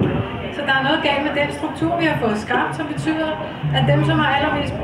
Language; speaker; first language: Danish; native; Danish